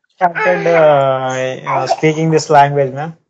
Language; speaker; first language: English; non-native, learner; Telugu